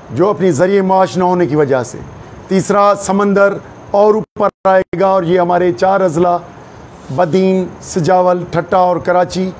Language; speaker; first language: Urdu; non-native, local second language; Sindhi